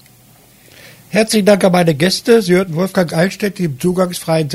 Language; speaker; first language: German; native; German